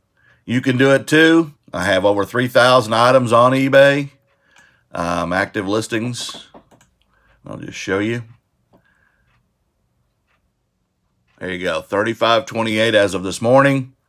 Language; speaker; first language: English; native; English